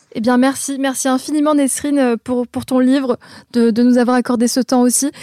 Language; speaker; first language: French; native; French